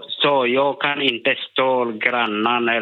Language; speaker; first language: Swedish; non-native, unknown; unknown